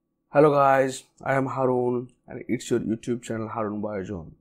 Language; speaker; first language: English; non-native, local second language; Bangla